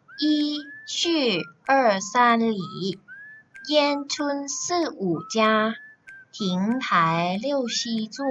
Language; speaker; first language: Chinese; non-native, fluent; Thai